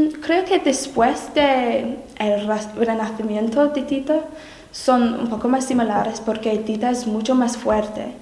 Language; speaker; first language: Spanish; non-native, learner; English